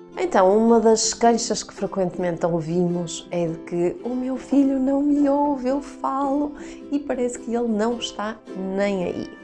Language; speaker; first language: Portuguese; native; Portuguese